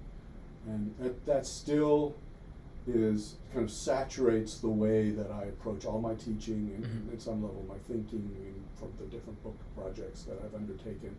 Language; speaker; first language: English; native; English